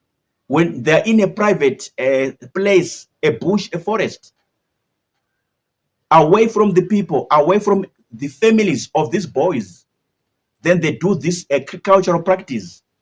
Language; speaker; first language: English; non-native, local second language; Shona